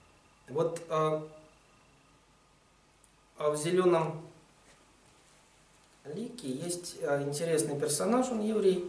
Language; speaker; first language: Russian; native; Russian